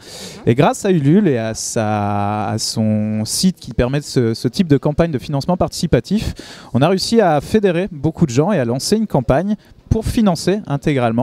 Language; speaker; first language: French; native; French